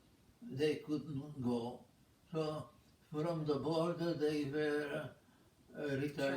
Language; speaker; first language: English; non-native, fluent; Czech